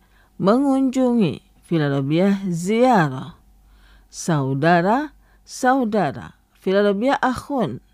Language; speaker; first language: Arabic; non-native, fluent; Indonesian